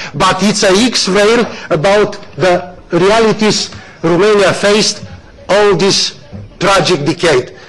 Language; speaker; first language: English; non-native, fluent; Romanian